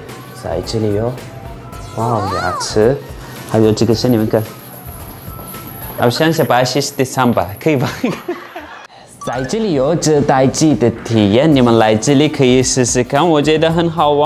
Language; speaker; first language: Chinese; non-native, fluent; Turkish